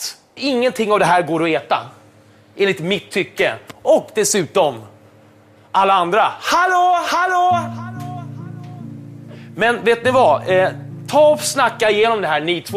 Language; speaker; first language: Swedish; native; Swedish